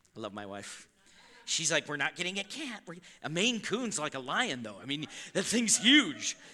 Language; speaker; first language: English; native; English